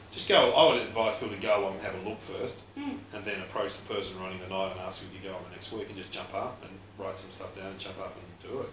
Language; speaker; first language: English; native; English